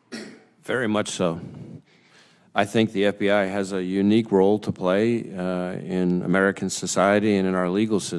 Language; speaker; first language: English; native; English